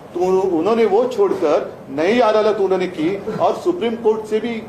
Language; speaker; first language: Hindi; non-native, local second language; Marathi